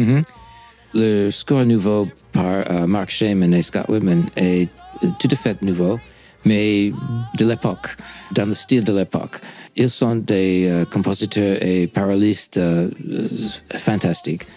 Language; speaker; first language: French; non-native, fluent; English